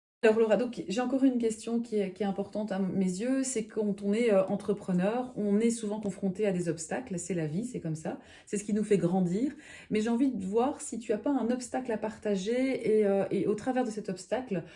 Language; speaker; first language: French; native; French